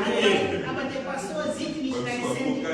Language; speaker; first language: German; non-native, fluent; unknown